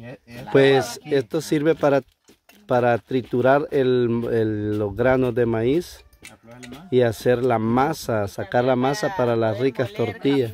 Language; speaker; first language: Spanish; native; Spanish